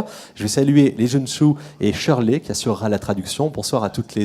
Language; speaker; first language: French; native; French